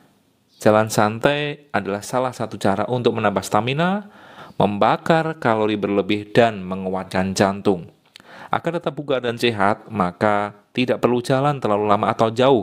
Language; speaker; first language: Indonesian; native; Indonesian